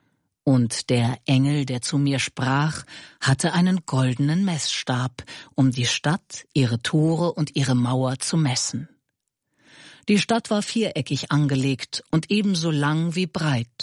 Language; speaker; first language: German; native; German